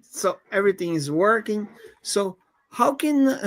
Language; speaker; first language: English; non-native, fluent; Portuguese